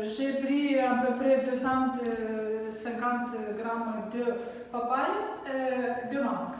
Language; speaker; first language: French; non-native, learner; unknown